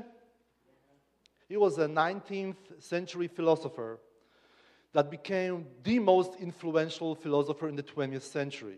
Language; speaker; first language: English; non-native, fluent; Polish